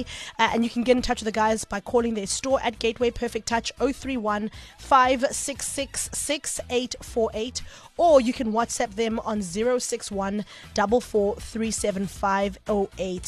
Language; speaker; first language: English; native; English